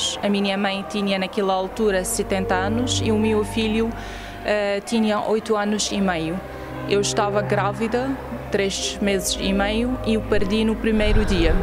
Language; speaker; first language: Portuguese; non-native, fluent; Arabic